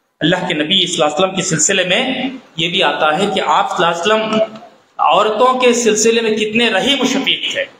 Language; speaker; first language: Urdu; native; Urdu